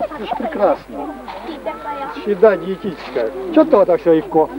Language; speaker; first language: Russian; native; Russian